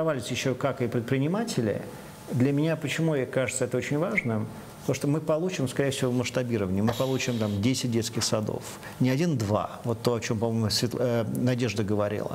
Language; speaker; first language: Russian; native; Russian